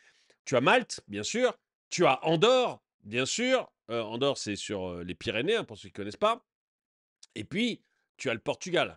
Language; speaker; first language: French; native; French